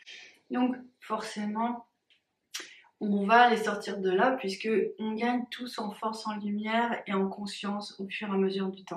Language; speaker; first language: French; native; French